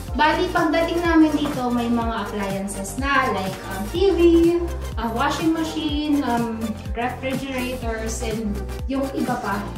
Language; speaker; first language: Filipino; native; Filipino